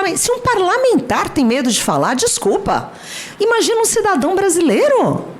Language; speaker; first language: Portuguese; native; Portuguese